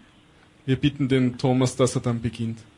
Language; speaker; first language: German; native; German